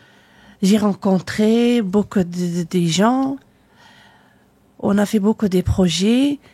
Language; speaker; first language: French; non-native, learner; Arabic